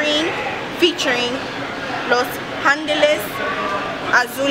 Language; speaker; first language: Spanish; non-native, learner; English